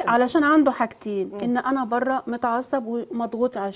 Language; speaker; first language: Arabic; native; Arabic